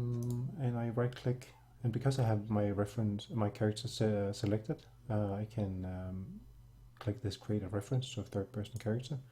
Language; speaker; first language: English; non-native, fluent; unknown